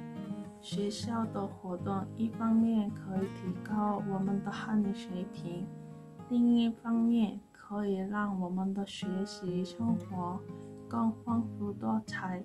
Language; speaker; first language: Chinese; non-native, learner; Korean